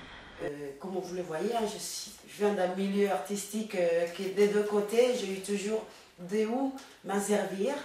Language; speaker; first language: French; non-native, fluent; Spanish